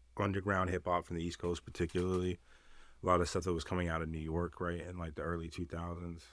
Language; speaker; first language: English; early bilingual, other home language; Yoruba